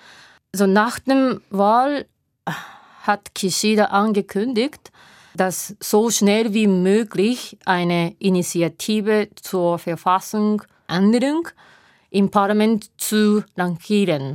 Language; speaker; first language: German; non-native, learner; Japanese